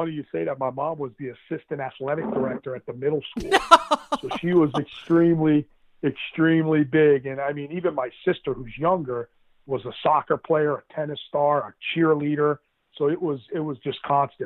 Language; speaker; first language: English; native; English